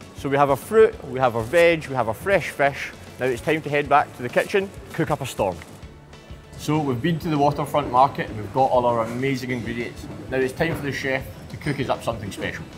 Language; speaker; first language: English; native; English